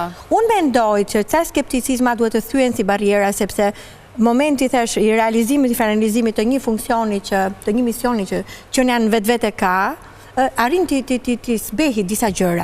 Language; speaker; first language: Albanian; native; Albanian